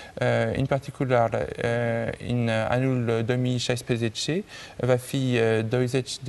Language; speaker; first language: Romanian; non-native, learner; French